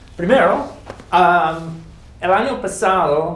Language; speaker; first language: Spanish; non-native, learner; English